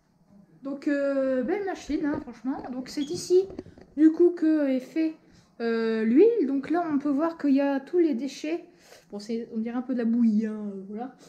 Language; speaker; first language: French; native; French